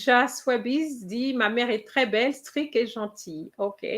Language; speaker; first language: French; non-native, fluent; English